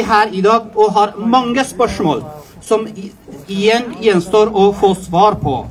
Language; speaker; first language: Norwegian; non-native, fluent; Persian